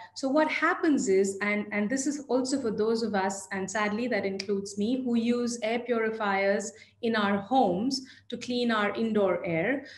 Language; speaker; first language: English; non-native, local second language; Hindi